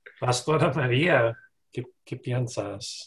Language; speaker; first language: Spanish; non-native, fluent; English